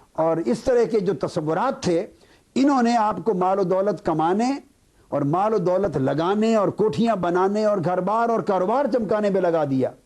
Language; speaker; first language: Urdu; native; Urdu